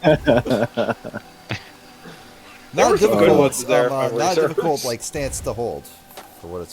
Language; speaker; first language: English; native; English